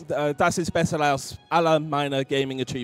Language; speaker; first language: German; non-native, fluent; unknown